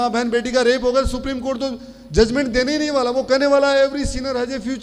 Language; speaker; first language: Hindi; native; Hindi